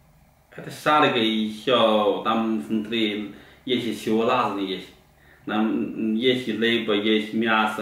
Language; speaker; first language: Russian; non-native, learner; Chinese